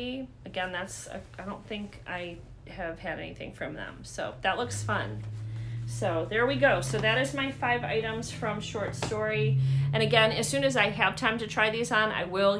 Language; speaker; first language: English; native; English